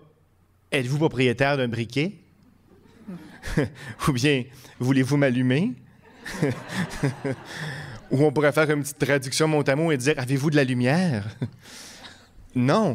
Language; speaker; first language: French; native; French